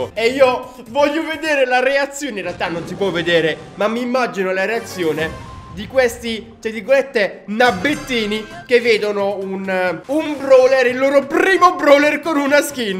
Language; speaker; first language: Italian; native; Italian